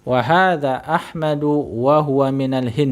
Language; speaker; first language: Arabic; non-native, fluent; Indonesian